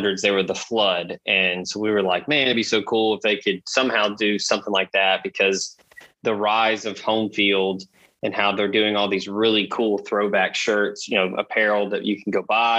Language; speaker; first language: English; native; English